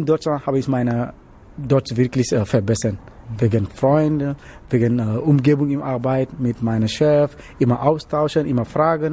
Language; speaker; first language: German; non-native, learner; Wolof